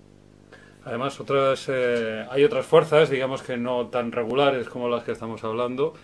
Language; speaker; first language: Spanish; native; Spanish